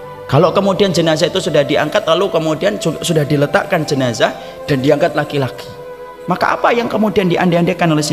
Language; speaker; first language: Indonesian; native; Indonesian